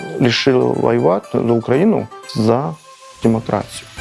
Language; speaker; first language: Ukrainian; non-native, learner; Chinese